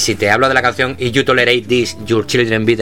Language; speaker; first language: Spanish; native; Spanish